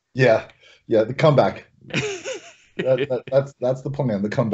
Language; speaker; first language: English; native; English